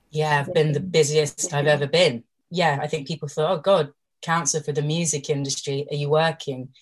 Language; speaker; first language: English; native; English